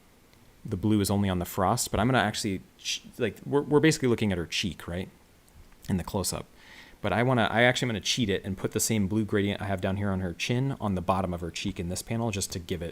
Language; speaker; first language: English; native; English